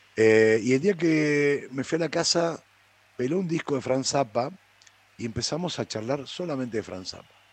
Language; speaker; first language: Spanish; native; Spanish